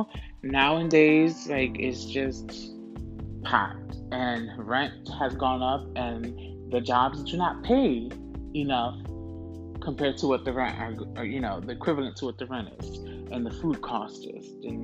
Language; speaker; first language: English; native; English